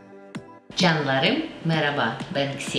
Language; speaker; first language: Turkish; non-native, learner; Russian